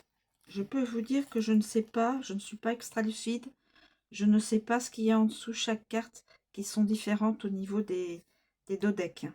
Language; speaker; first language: French; native; French